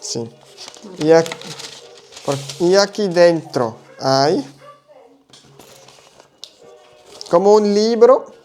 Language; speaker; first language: Spanish; non-native, learner; German